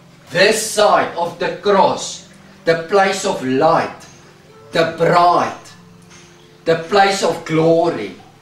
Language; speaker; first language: English; non-native, local second language; Afrikaans